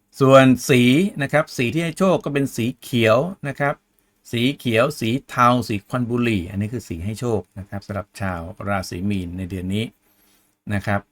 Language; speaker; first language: Thai; native; Thai